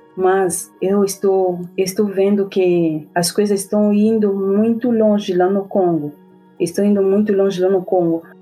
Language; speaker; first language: Portuguese; non-native, fluent; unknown